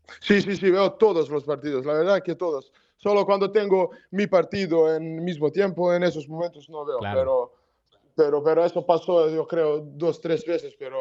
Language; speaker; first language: Spanish; non-native, learner; Serbian